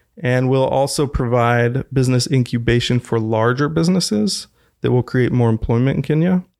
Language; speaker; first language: English; native; English